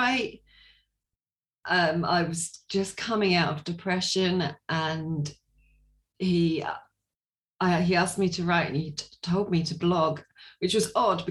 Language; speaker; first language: English; native; English